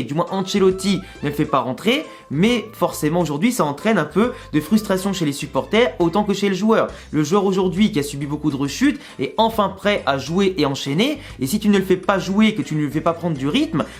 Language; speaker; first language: French; native; French